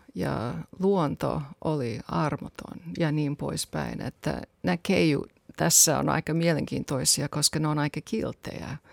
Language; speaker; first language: Finnish; non-native, fluent; English